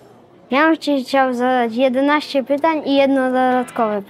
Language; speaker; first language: Polish; native; Polish